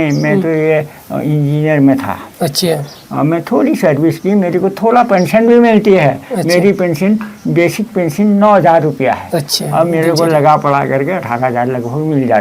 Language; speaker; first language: Hindi; non-native, local second language; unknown